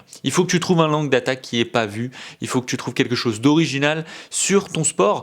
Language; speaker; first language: French; native; French